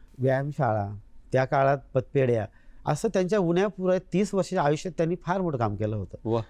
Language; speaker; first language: Marathi; native; Marathi